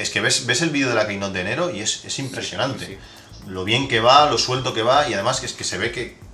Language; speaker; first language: Spanish; native; Spanish